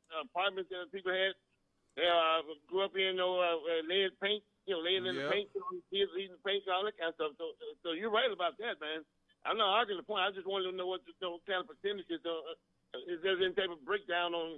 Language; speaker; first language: English; native; English